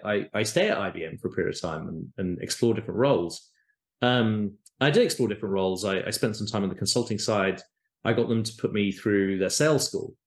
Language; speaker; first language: English; native; English